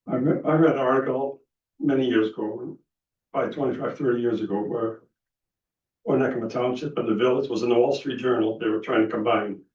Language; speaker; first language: English; non-native, fluent; Dutch